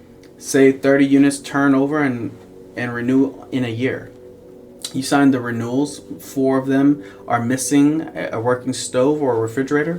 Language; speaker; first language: English; native; English